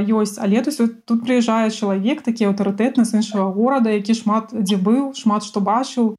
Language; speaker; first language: Belarusian; non-native, local second language; Russian